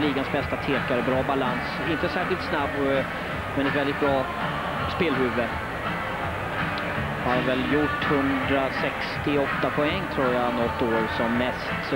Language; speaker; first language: Swedish; native; Swedish